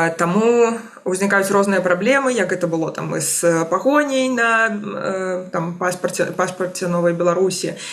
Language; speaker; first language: Belarusian; non-native, local second language; Russian